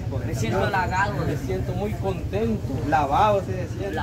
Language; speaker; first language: Spanish; native; Spanish